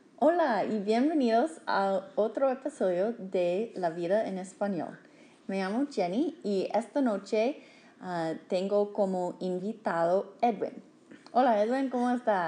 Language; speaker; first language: Spanish; non-native, fluent; English